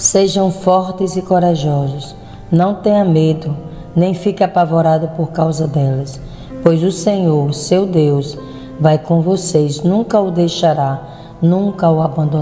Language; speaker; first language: Portuguese; native; Portuguese